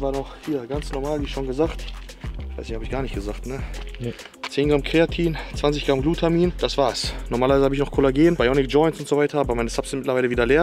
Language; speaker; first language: German; native; German